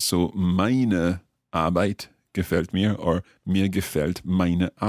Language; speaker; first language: German; non-native, learner; English